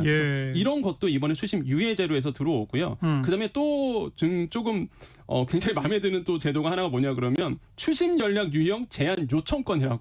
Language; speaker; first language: Korean; native; Korean